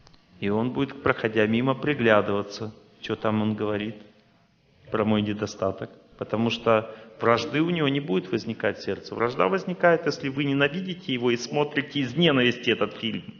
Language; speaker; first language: Russian; native; Russian